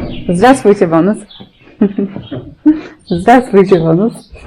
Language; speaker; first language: Russian; non-native, learner; Polish